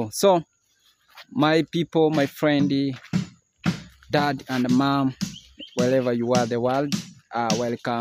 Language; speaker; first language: English; non-native, learner; Swahili